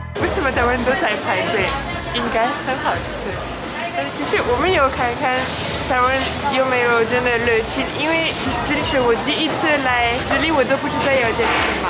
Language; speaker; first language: Chinese; non-native, learner; French